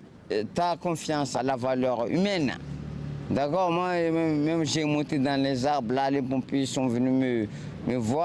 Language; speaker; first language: French; non-native, local second language; Comorian